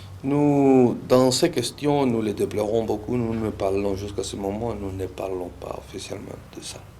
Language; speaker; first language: French; non-native, fluent; Spanish